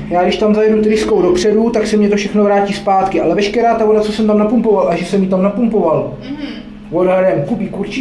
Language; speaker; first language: Czech; native; Czech